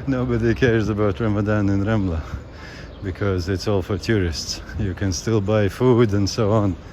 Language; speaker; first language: English; non-native, fluent; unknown